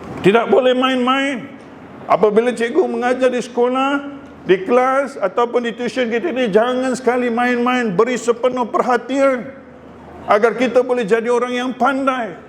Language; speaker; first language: Malay; native; Malay